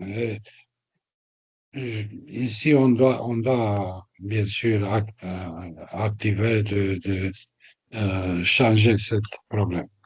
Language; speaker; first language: French; non-native, fluent; Romanian